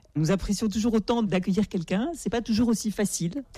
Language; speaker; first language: French; native; French